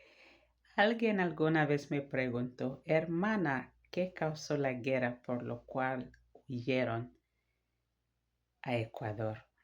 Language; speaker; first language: Spanish; non-native, fluent; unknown